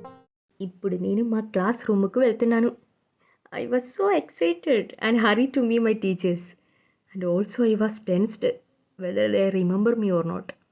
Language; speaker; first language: Telugu; non-native, learner; Malayalam